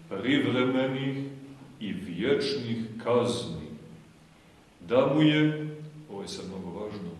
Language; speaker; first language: Serbian; native; Serbian